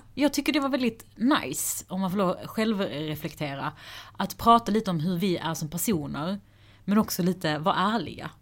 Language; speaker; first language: Swedish; early bilingual, other home language; Persian